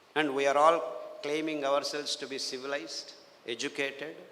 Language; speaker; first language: English; non-native, local second language; Telugu